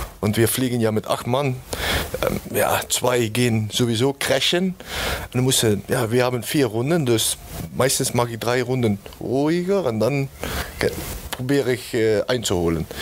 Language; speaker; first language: German; non-native, learner; Dutch